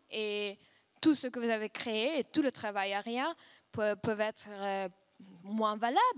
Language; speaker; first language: French; non-native, fluent; Russian